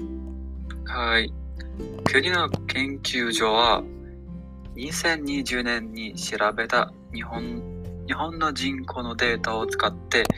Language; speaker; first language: Japanese; non-native, learner; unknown